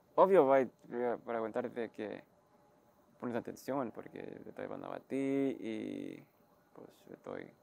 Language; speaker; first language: Spanish; non-native, learner; English